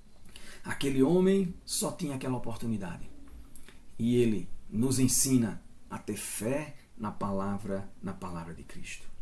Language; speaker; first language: Portuguese; native; Portuguese